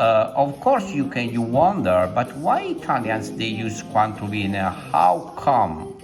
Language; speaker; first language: English; non-native, fluent; Italian